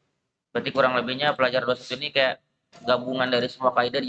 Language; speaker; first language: Indonesian; native; Indonesian